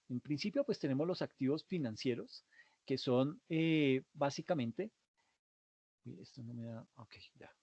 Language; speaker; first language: Spanish; native; Spanish